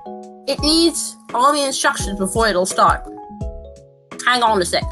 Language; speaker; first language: English; native; English